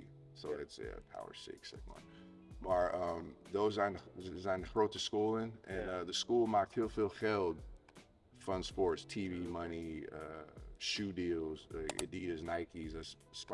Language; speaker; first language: Dutch; non-native, fluent; English